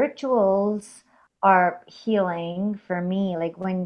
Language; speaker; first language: English; non-native, fluent; Hindi